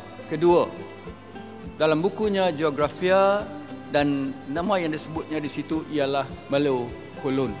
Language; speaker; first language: Malay; native; Malay